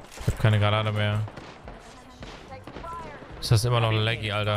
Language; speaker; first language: German; native; German